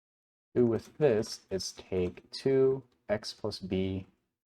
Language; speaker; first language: English; native; English